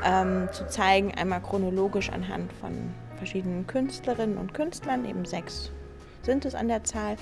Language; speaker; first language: German; native; German